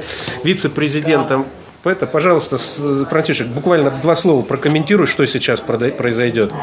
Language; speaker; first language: Russian; native; Russian